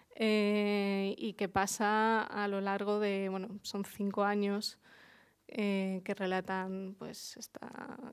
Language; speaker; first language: Spanish; early bilingual, other home language; Russian